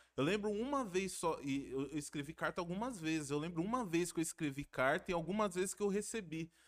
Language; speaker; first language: Portuguese; native; Portuguese